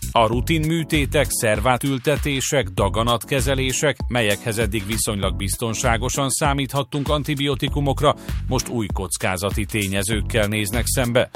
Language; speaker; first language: Hungarian; native; Hungarian